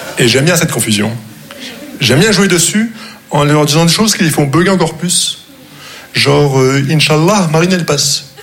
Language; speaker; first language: French; non-native, local second language; Arabic